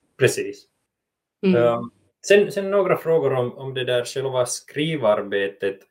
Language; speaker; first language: Swedish; non-native, local second language; Finnish